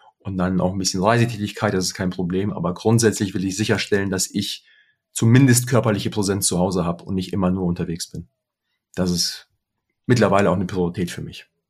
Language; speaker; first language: German; early bilingual, other home language; Russian